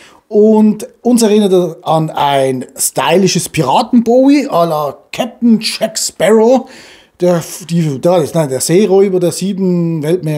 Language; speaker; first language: German; native; German